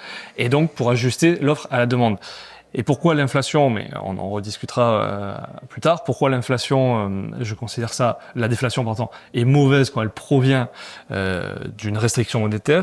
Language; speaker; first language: French; native; French